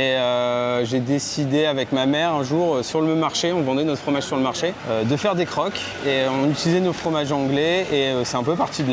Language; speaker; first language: French; native; French